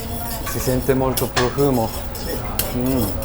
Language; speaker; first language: Italian; non-native, learner; Japanese